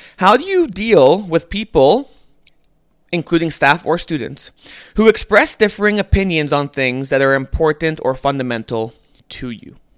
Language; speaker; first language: English; native; English